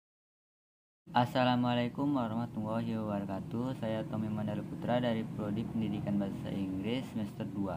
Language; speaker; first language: Indonesian; native; Indonesian